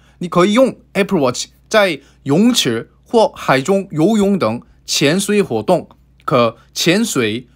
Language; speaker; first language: Chinese; non-native, fluent; Korean